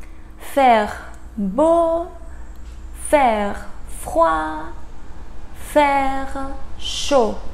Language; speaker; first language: French; non-native, fluent; Spanish